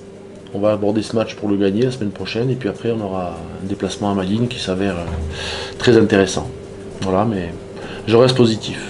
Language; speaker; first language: French; native; French